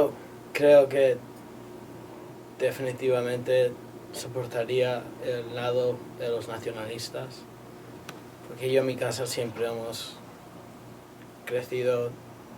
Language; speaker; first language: Spanish; native; Spanish